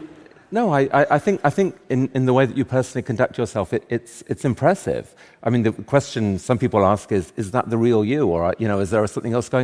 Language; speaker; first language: English; native; English